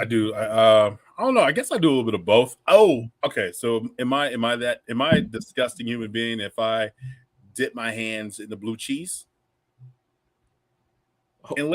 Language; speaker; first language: English; native; English